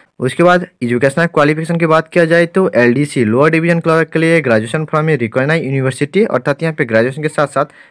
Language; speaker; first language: Hindi; non-native, local second language; Bangla